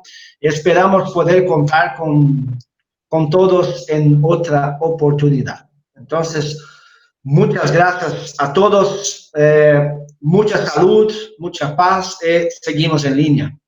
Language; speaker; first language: Spanish; non-native, fluent; Portuguese